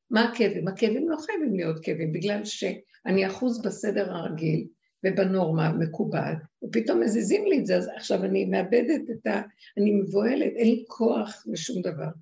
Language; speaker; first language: Hebrew; native; Hebrew